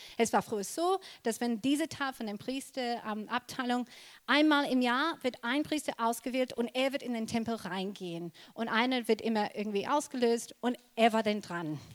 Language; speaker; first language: German; non-native, fluent; English